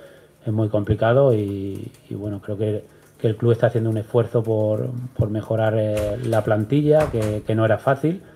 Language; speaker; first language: Spanish; native; Spanish